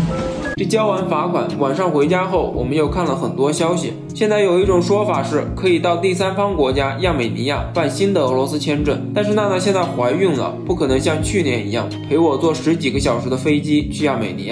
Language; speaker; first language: Chinese; native; Chinese